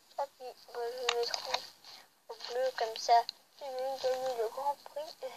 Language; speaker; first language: French; early bilingual, other home language; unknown